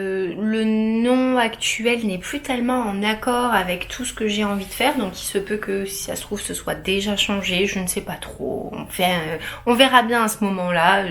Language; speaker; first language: French; native; French